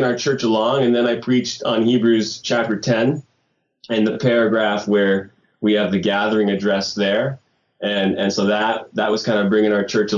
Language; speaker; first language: English; native; English